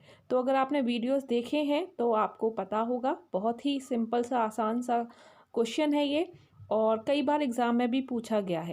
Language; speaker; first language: Hindi; native; Hindi